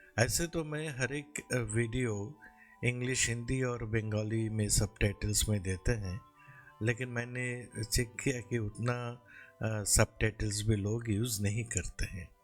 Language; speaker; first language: Hindi; non-native, local second language; Bangla